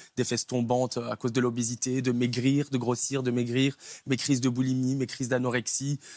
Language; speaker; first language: French; native; French